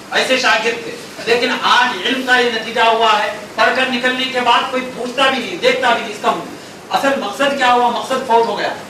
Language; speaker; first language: Urdu; native; Urdu